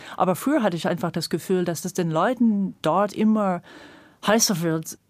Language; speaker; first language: German; non-native, fluent; English